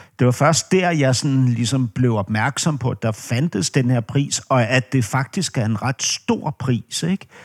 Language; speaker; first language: Danish; native; Danish